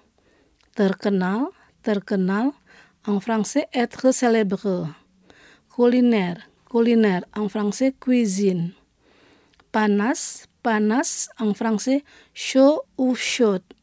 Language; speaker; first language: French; non-native, fluent; Indonesian